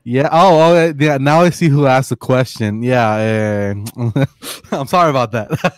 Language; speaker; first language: English; non-native, local second language; Spanish